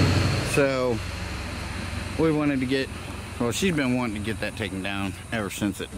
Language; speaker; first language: English; native; English